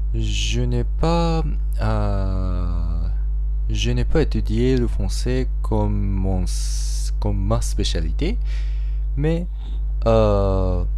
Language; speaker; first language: French; non-native, learner; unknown